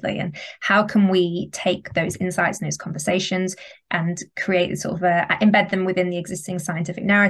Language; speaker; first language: English; native; English